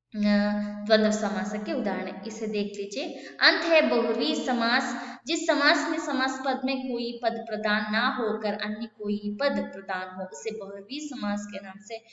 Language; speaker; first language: Hindi; non-native, local second language; Kannada